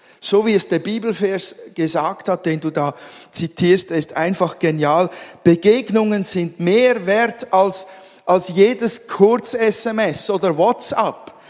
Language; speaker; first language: German; native; German